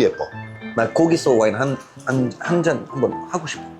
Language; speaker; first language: Korean; non-native, fluent; French